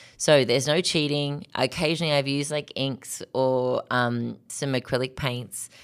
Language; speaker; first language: English; native; English